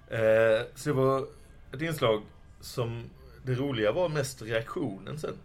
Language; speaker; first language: Swedish; native; Swedish